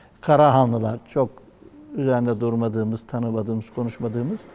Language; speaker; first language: Turkish; native; Turkish